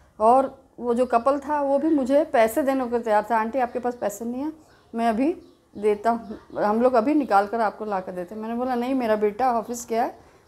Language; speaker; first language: Hindi; native; Hindi